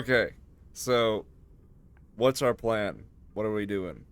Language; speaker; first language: English; native; English